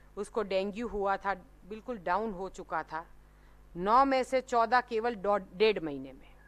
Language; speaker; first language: Hindi; non-native, local second language; Gujarati